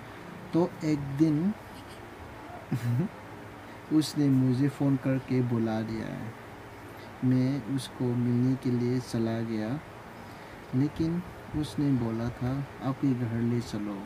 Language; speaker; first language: Hindi; non-native, local second language; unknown